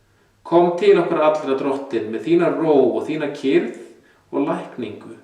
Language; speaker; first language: Icelandic; native; Icelandic